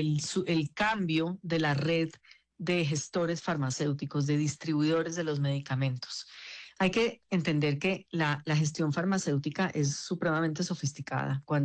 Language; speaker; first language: Spanish; native; Spanish